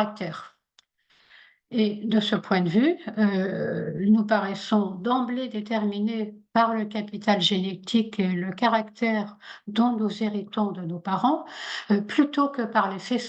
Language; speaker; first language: French; native; French